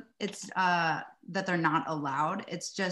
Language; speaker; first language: English; native; English